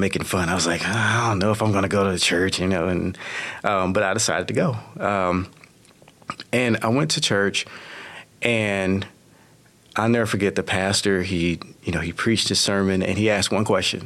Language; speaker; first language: English; native; English